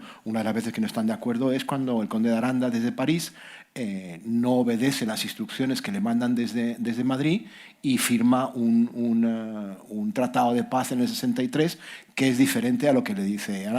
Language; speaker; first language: Spanish; native; Spanish